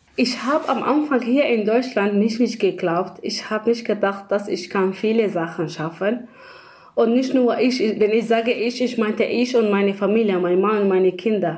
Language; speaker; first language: German; non-native, learner; Kurdish